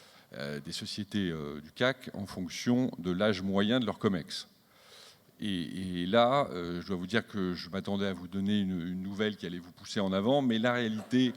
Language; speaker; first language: French; native; French